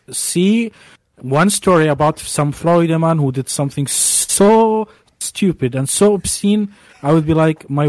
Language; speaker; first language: English; non-native, fluent; Arabic